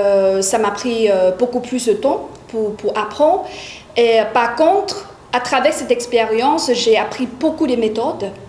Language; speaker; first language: French; non-native, fluent; Chinese